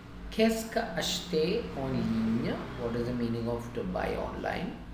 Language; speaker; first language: English; non-native, local second language; Tamil